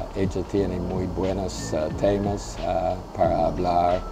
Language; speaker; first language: Spanish; non-native, learner; English